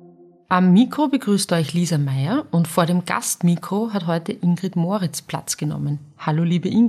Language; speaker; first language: German; native; German